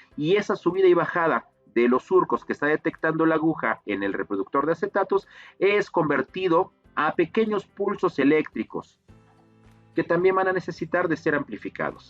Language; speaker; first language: Spanish; native; Spanish